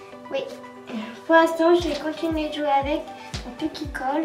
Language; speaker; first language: French; native; French